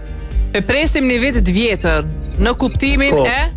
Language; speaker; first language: Albanian; native; Albanian